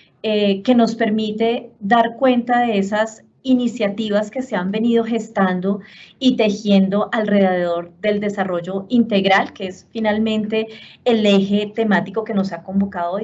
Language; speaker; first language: Spanish; native; Spanish